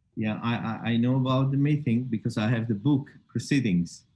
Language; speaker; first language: English; non-native, fluent; Armenian